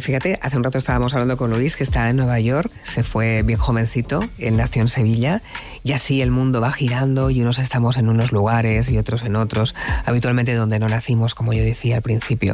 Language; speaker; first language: Spanish; native; Spanish